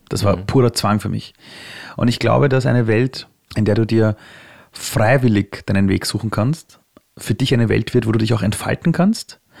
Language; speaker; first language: German; early bilingual, other home language; Persian